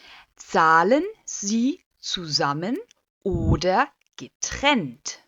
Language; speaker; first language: German; non-native, fluent; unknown